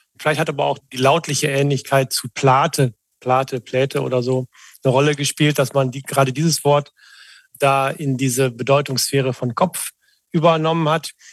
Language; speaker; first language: German; native; German